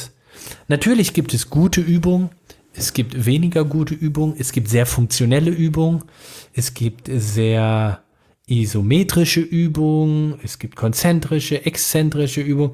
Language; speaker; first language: German; native; German